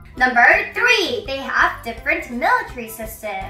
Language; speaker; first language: English; non-native, fluent; Korean